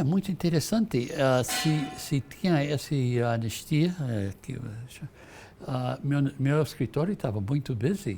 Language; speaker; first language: Portuguese; non-native, fluent; English